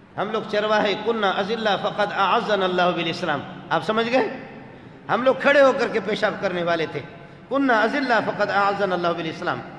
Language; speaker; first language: Urdu; non-native, local second language; Baluchi